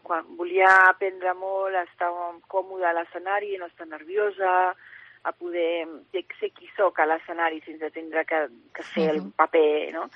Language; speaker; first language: Catalan; early bilingual, heritage; English